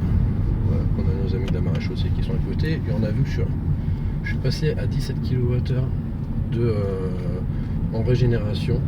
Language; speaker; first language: French; native; French